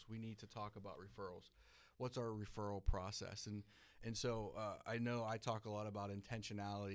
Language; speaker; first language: English; native; English